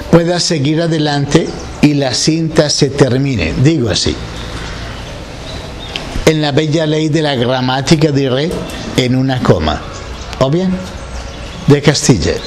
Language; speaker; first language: Spanish; native; Spanish